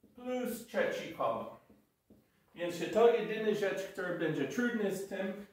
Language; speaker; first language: Polish; non-native, learner; English